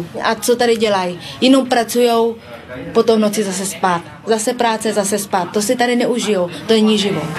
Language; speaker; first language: Czech; non-native, fluent; Vietnamese